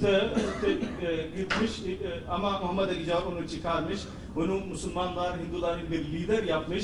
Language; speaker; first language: Turkish; non-native, fluent; Urdu